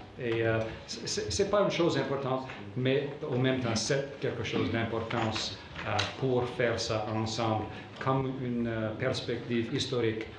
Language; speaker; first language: French; non-native, local second language; English